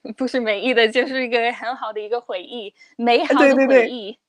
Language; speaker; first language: Chinese; non-native, fluent; English